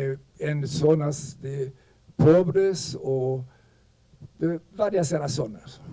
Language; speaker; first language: Spanish; non-native, fluent; Swedish